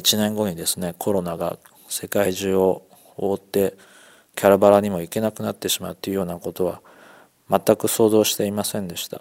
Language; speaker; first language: Japanese; native; Japanese